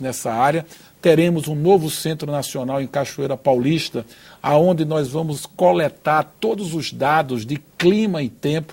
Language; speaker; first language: Portuguese; native; Portuguese